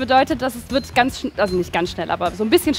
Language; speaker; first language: German; native; German